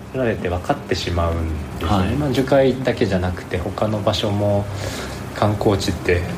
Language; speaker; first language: Japanese; native; Japanese